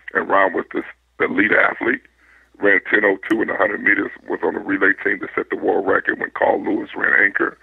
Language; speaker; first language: English; native; English